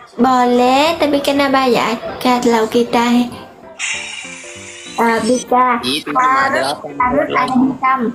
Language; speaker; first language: Indonesian; non-native, learner; Vietnamese